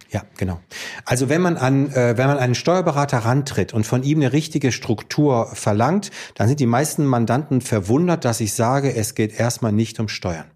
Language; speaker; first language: German; early bilingual, other home language; Greek